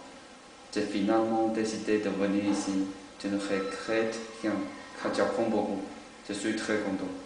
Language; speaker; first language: French; non-native, learner; Chinese